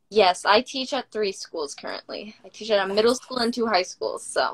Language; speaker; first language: English; native; English